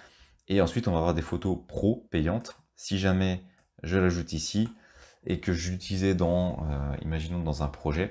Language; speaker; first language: French; native; French